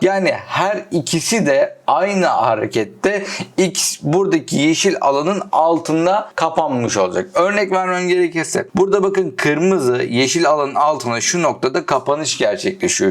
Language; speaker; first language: Turkish; native; Turkish